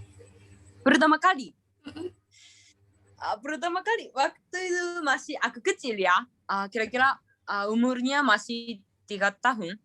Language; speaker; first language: Indonesian; non-native, learner; Japanese